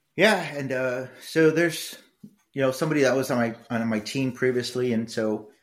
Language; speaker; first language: English; early bilingual, other home language; Spanish